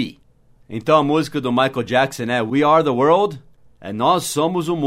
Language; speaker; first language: Portuguese; non-native, fluent; English